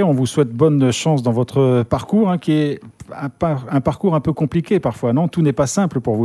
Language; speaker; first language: French; native; French